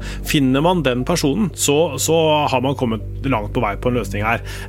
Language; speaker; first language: Norwegian; native; Norwegian